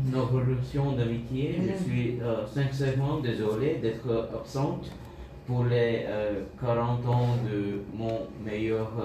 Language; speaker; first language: French; non-native, learner; Bulgarian